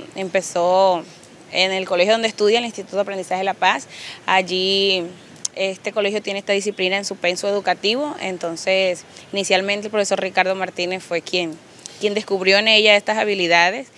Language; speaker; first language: Spanish; native; Spanish